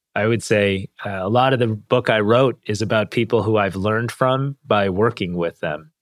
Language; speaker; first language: English; native; English